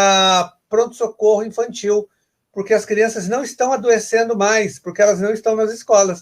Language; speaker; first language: Portuguese; native; Portuguese